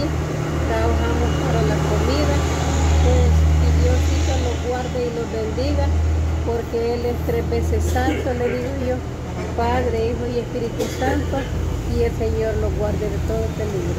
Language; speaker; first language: Spanish; native; Spanish